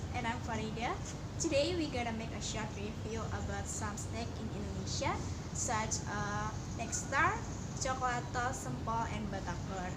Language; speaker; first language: English; non-native, learner; Indonesian